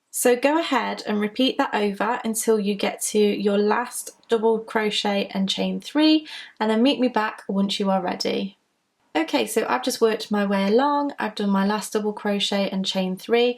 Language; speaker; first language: English; native; English